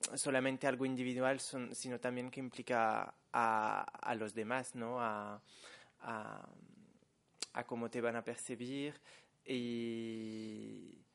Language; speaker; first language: Spanish; non-native, fluent; French